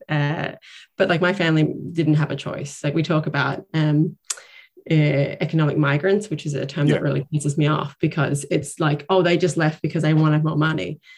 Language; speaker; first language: English; native; English